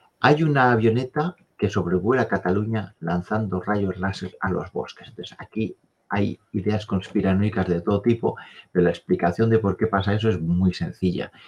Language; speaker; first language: Spanish; native; Spanish